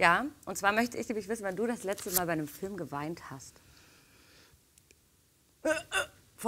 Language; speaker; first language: German; native; German